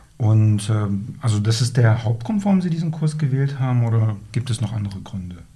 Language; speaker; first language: German; native; German